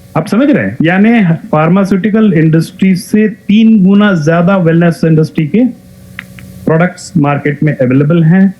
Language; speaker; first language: Hindi; non-native, local second language; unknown